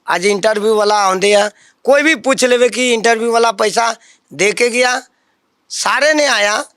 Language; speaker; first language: Hindi; non-native, local second language; Punjabi